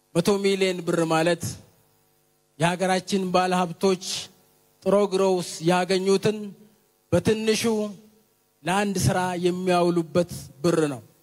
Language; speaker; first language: Amharic; non-native, local second language; Oromo